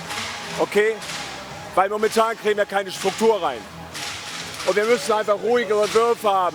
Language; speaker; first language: German; native; German